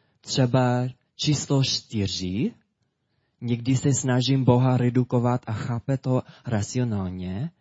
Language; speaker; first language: Czech; non-native, fluent; English